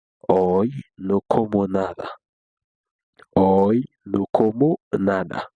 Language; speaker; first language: Spanish; non-native, fluent; Haitian Creole